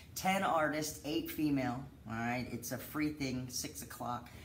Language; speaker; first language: English; native; English